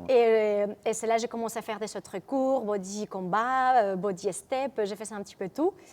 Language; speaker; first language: French; non-native, fluent; Spanish